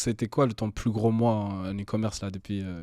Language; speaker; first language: French; native; French